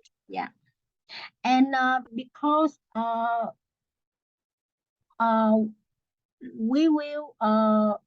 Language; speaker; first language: English; non-native, learner; Vietnamese